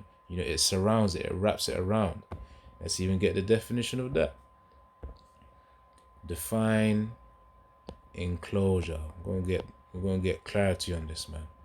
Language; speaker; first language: English; native; English